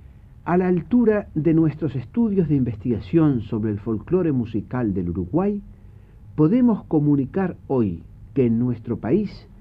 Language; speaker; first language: Spanish; native; Spanish